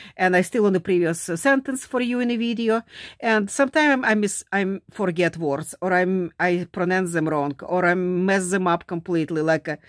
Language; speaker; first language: English; non-native, fluent; Slovak